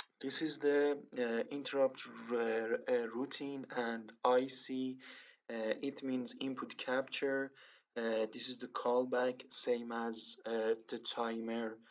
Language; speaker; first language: English; non-native, learner; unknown